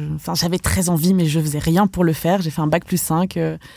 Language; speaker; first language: French; native; French